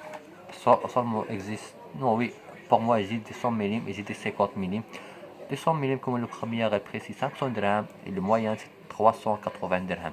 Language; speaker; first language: French; non-native, local second language; Arabic